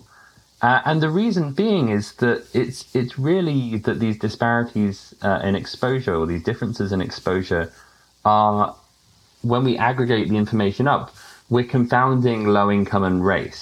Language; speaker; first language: English; native; English